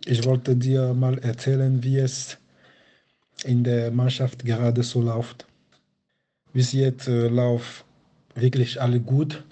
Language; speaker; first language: German; non-native, fluent; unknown